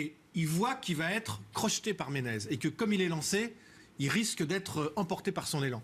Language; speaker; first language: French; native; French